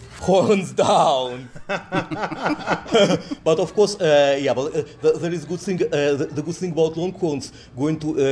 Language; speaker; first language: English; non-native, learner; Russian